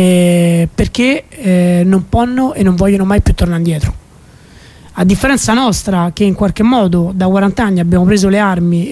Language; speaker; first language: Italian; native; Italian